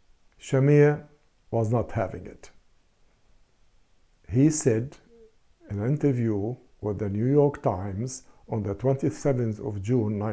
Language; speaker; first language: English; non-native, fluent; Arabic